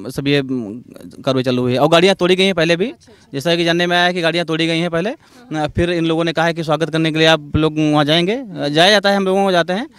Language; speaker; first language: Hindi; native; Hindi